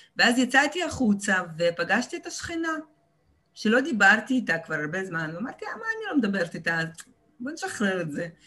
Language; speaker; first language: Hebrew; early bilingual, other home language; Russian